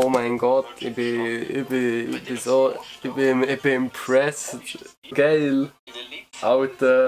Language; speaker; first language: German; native; German